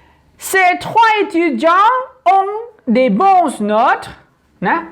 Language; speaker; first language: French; non-native, learner; Khmer